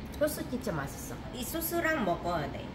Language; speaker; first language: Korean; non-native, learner; Vietnamese